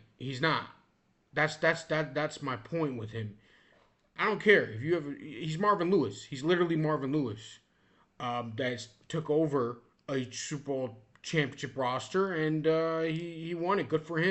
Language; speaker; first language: English; native; English